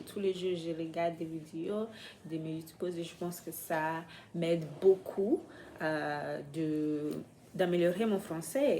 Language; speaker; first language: French; non-native, fluent; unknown